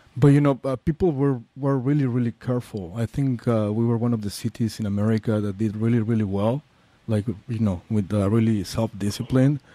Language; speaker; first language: English; non-native, fluent; Spanish